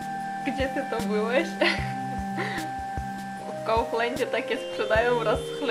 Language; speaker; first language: Polish; non-native, fluent; Ukrainian